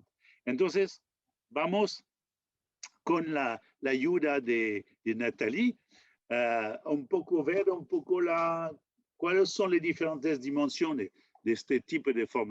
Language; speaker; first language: Spanish; non-native, fluent; French